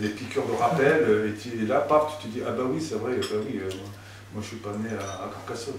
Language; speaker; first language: French; native; French